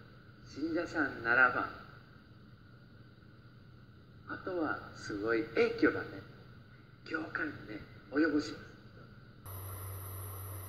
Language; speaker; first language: Japanese; non-native, fluent; Spanish